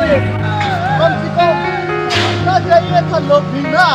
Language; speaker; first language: Hindi; non-native, local second language; Karbi